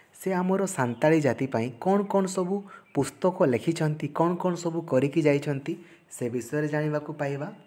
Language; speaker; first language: Odia; non-native, local second language; Santali